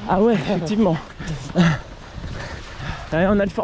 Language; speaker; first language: French; native; French